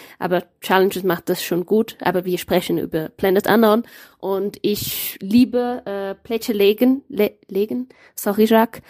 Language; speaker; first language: German; non-native, learner; Portuguese